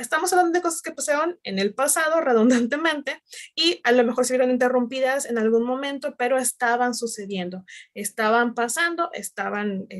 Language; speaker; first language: Spanish; native; Spanish